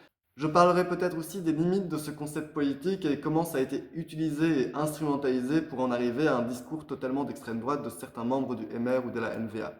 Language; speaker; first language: French; native; French